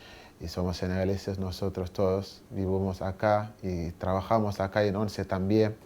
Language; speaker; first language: Spanish; non-native, learner; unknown